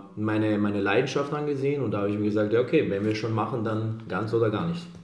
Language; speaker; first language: German; early bilingual, other home language; Serbian